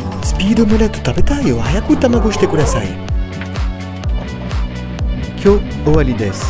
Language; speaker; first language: Japanese; non-native, learner; French